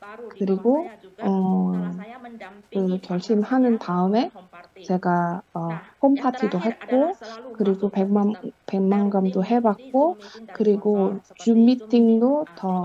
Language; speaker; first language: Korean; non-native, fluent; Indonesian